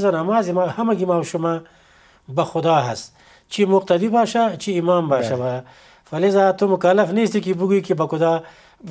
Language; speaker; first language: Persian; native; Persian